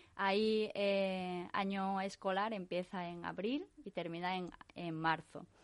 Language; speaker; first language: Spanish; non-native, fluent; Japanese